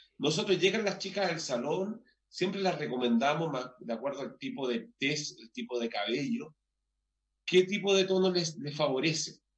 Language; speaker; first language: Spanish; native; Spanish